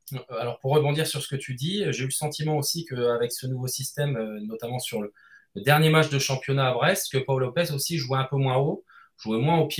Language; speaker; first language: French; native; French